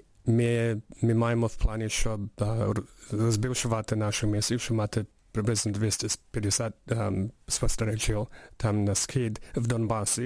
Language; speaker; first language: Ukrainian; early bilingual, heritage; Ukrainian